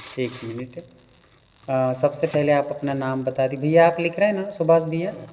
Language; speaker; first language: Hindi; native; Hindi